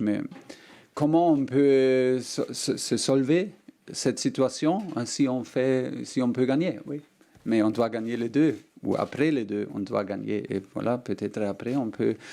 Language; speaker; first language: French; non-native, learner; German